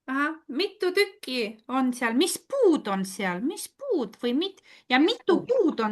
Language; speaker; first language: Estonian; non-native, fluent; Russian